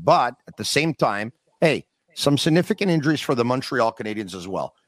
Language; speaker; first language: English; native; English